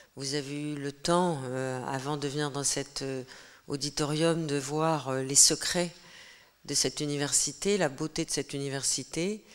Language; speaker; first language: French; native; French